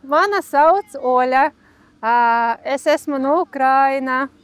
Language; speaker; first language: Latvian; non-native, learner; Ukrainian